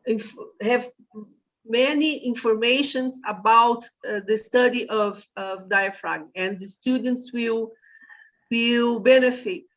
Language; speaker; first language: English; non-native, fluent; Portuguese